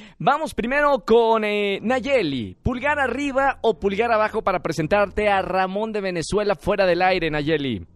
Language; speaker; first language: Spanish; native; Spanish